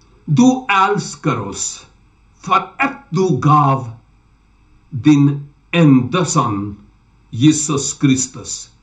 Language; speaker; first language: Swedish; non-native, learner; Urdu